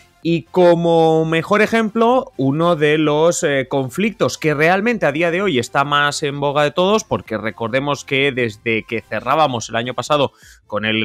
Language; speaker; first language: Spanish; native; Spanish